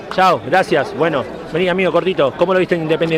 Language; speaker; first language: Spanish; native; Spanish